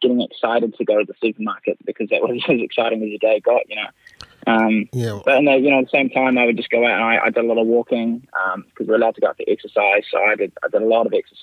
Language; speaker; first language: English; native; English